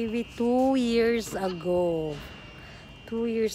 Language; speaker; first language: English; non-native, local second language; Filipino